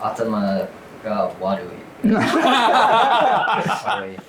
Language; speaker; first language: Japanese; non-native, learner; English